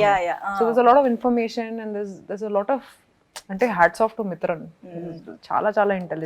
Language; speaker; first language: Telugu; non-native, local second language; Hindi